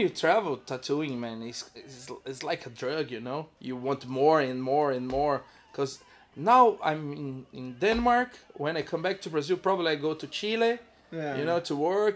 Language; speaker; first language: English; non-native, learner; Portuguese